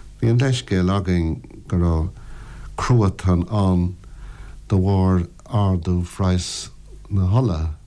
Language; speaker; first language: Irish; non-native, local second language; English